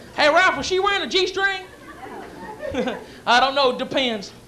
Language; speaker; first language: English; native; English